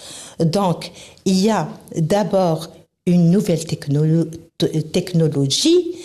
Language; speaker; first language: French; non-native, local second language; Arabic